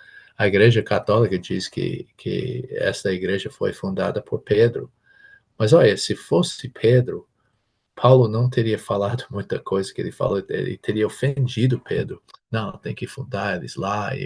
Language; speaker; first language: Portuguese; non-native, fluent; English